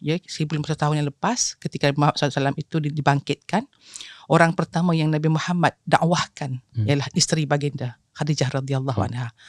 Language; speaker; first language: Malay; native; Malay